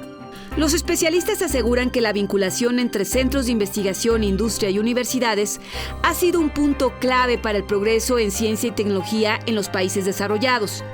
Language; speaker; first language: Spanish; native; Spanish